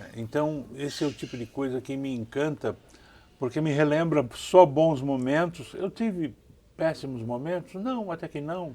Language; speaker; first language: Portuguese; native; Portuguese